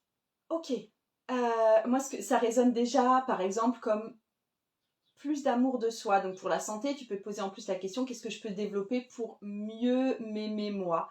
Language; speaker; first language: French; native; French